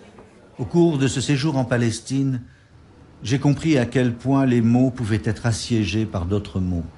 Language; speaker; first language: French; native; French